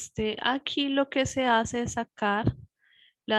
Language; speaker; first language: Spanish; native; Spanish